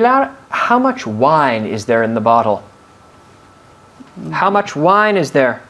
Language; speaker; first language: English; non-native, fluent; Spanish